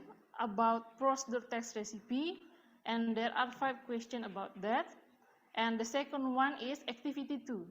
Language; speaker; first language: English; non-native, learner; Indonesian